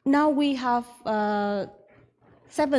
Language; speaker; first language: English; non-native, learner; Vietnamese